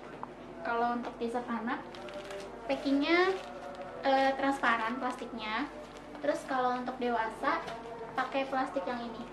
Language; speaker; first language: Indonesian; native; Indonesian